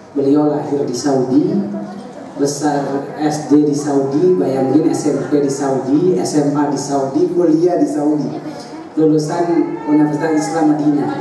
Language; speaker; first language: Indonesian; native; Indonesian